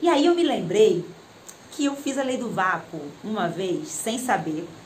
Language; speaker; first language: Portuguese; native; Portuguese